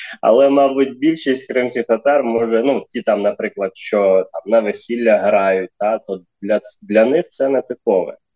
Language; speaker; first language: Ukrainian; non-native, local second language; Crimean Tatar